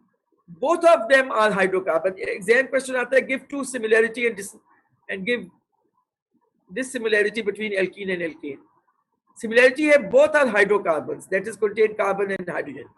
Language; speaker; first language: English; non-native, local second language; Urdu